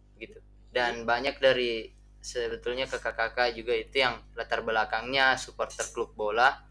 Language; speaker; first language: Indonesian; native; Indonesian